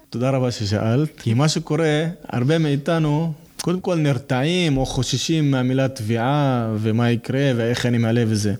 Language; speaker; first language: Hebrew; non-native, local second language; Arabic